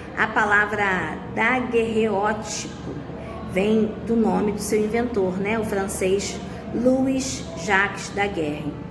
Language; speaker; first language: Portuguese; native; Portuguese